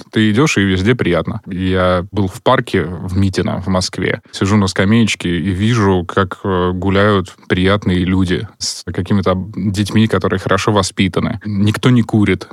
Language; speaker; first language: Russian; native; Russian